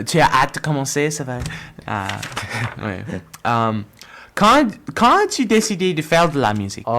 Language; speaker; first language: French; non-native, learner; English